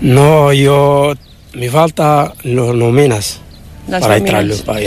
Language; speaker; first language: Spanish; non-native, learner; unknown